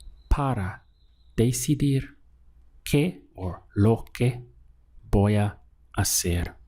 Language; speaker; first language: Spanish; non-native, fluent; English